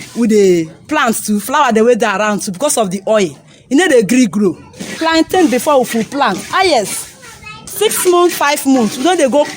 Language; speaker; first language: Nigerian Pidgin; non-native, local second language; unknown